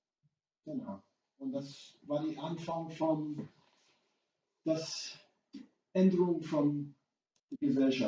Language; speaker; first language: German; non-native, fluent; English